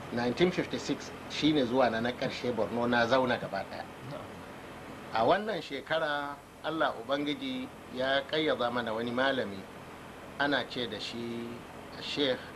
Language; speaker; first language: Hausa; non-native, local second language; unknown